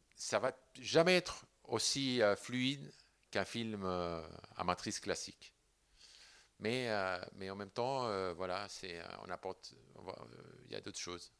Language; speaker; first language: French; non-native, fluent; Spanish